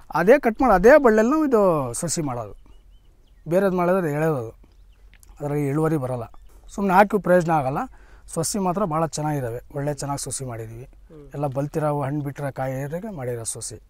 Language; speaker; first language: Kannada; native; Kannada